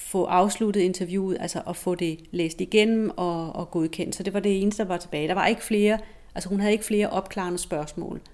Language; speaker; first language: Danish; native; Danish